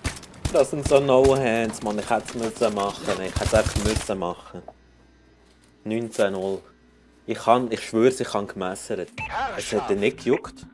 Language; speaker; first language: German; native; German